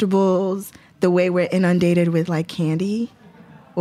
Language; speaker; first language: English; non-native, local second language; Yoruba